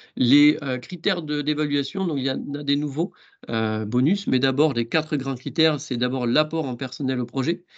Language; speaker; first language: French; native; French